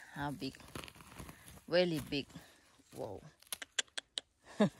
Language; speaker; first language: English; non-native, learner; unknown